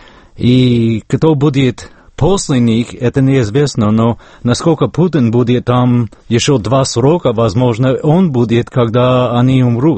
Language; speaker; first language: Russian; non-native, fluent; English